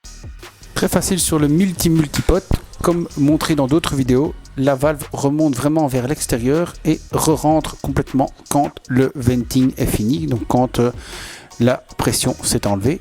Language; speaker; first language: French; native; French